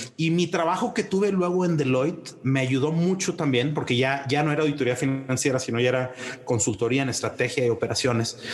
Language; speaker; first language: Spanish; native; Spanish